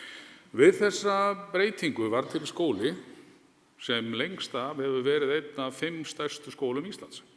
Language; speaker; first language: Icelandic; native; Icelandic